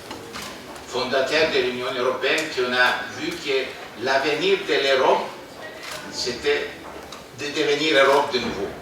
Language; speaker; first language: French; non-native, fluent; Greek